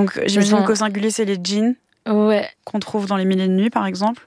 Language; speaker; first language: French; native; French